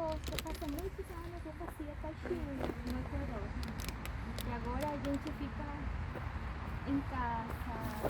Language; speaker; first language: Portuguese; non-native, fluent; Spanish